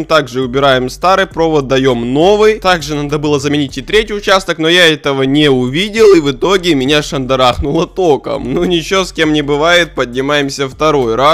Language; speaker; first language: Russian; native; Russian